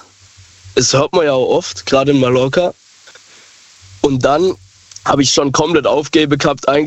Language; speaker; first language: German; native; German